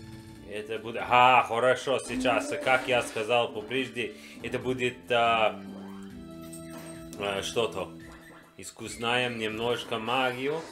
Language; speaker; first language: Russian; non-native, learner; English